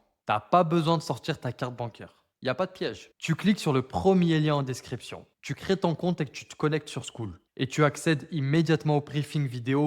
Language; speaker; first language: French; native; French